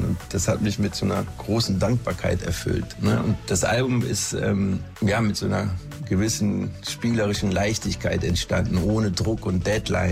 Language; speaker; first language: German; native; German